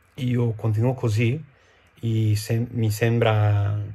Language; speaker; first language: Italian; non-native, fluent; English